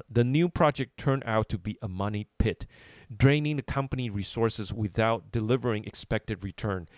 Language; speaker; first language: English; non-native, fluent; Chinese